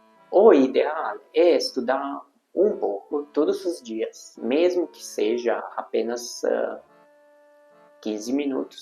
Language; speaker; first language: Portuguese; non-native, fluent; Hungarian